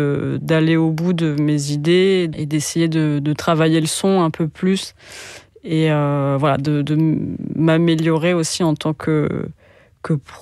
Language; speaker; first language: French; native; French